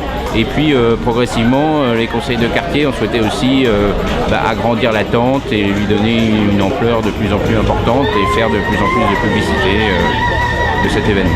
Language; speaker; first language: French; native; French